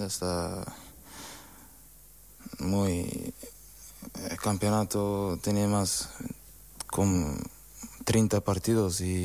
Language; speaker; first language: Spanish; non-native, learner; Portuguese